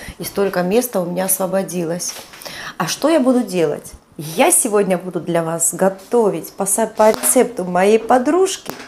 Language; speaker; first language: Russian; non-native, local second language; Georgian